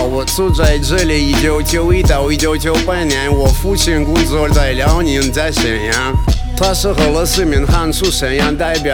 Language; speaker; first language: Chinese; non-native, learner; Russian